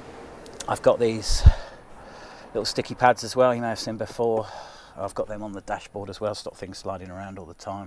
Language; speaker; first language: English; native; English